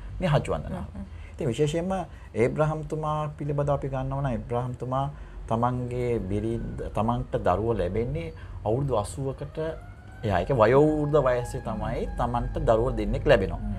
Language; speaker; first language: Sinhala; non-native, local second language; Tamil